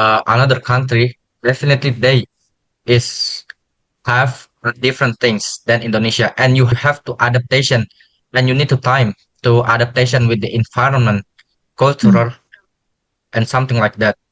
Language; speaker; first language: English; non-native, learner; Indonesian